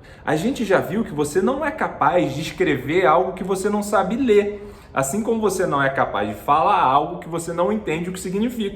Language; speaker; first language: Portuguese; native; Portuguese